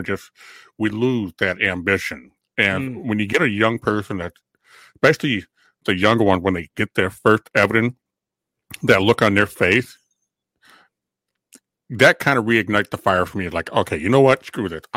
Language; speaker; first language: English; native; English